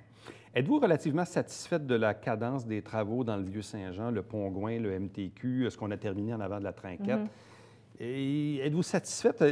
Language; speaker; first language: French; native; French